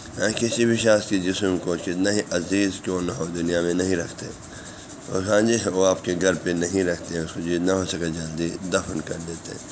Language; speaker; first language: Urdu; non-native, local second language; Balti